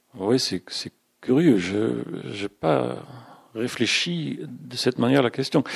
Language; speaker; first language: French; non-native, fluent; German